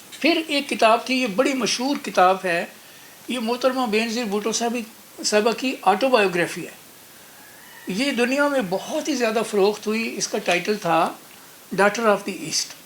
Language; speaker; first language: Urdu; non-native, local second language; Punjabi